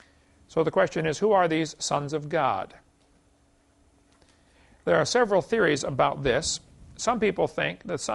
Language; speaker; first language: English; native; English